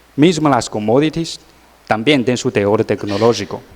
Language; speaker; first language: Portuguese; non-native, learner; Chinese